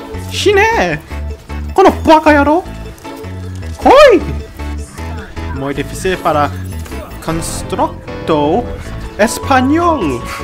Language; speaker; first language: Spanish; non-native, learner; English